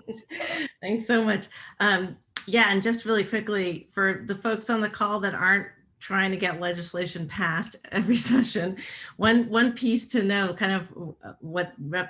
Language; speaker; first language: English; native; English